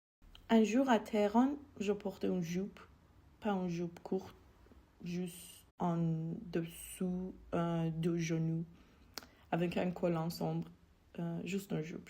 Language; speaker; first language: French; non-native, fluent; Persian